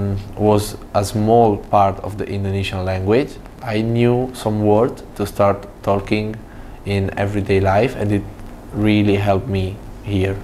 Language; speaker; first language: English; non-native, fluent; Italian